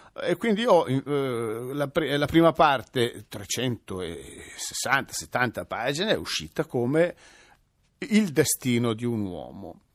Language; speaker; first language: Italian; native; Italian